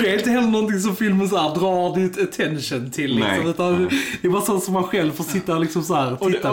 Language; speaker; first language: Swedish; native; Swedish